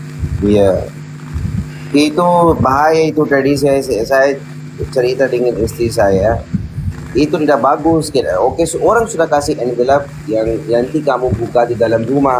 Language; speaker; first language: Indonesian; non-native, learner; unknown